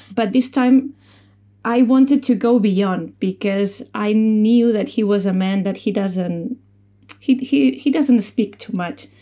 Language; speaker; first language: English; non-native, fluent; Spanish